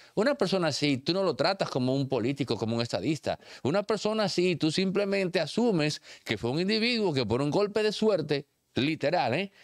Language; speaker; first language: Spanish; native; Spanish